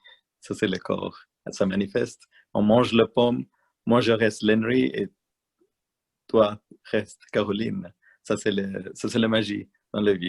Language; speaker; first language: French; non-native, learner; Malayalam